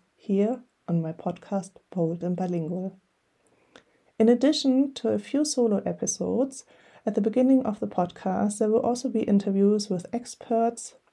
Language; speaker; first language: English; non-native, fluent; German